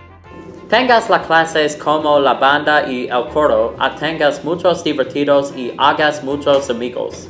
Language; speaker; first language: Spanish; non-native, learner; English